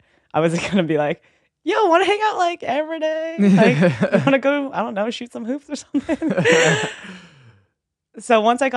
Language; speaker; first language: English; early bilingual, other home language; Vietnamese